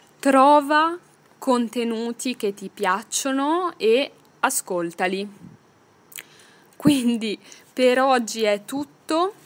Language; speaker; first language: Italian; native; Italian